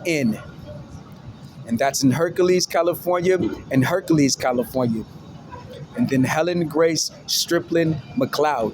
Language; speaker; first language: English; native; English